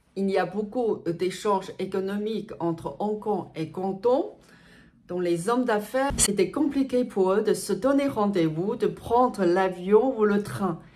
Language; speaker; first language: French; non-native, fluent; Chinese